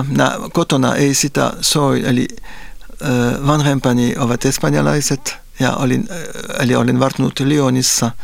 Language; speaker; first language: Finnish; non-native, fluent; Spanish